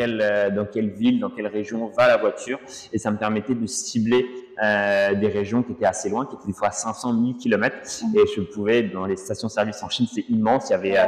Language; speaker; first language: French; native; French